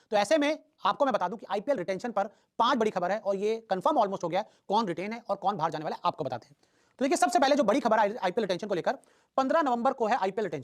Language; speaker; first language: Hindi; native; Hindi